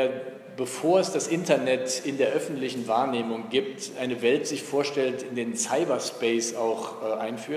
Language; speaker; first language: German; native; German